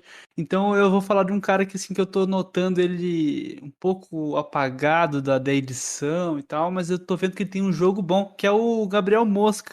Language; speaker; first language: Portuguese; native; Portuguese